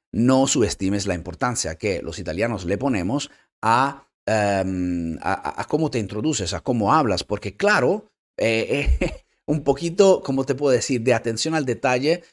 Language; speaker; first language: Spanish; non-native, fluent; Italian